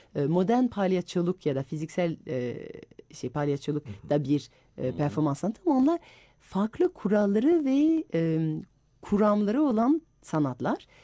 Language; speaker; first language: Turkish; non-native, fluent; French